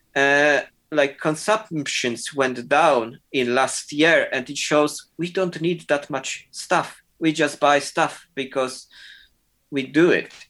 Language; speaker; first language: English; non-native, fluent; Polish